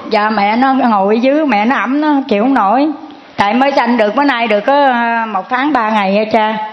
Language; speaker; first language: Vietnamese; native; Vietnamese